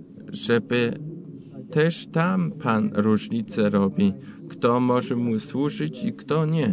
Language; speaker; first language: Polish; non-native, fluent; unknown